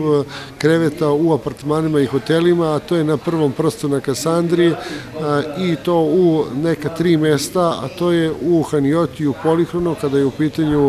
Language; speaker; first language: Croatian; native; Croatian